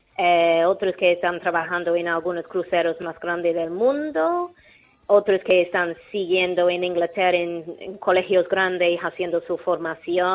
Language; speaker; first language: Spanish; non-native, fluent; English